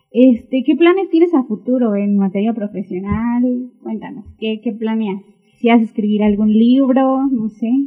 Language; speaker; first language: Spanish; native; Spanish